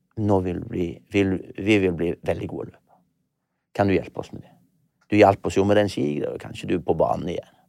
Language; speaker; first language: Norwegian; native; Norwegian